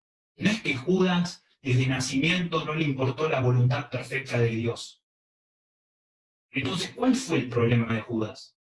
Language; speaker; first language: Spanish; early bilingual, other home language; Korean